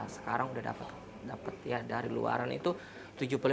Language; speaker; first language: Indonesian; native; Indonesian